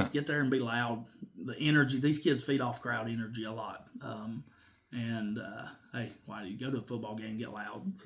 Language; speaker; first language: English; native; English